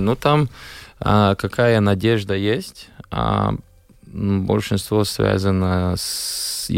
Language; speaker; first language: Russian; non-native, local second language; Latvian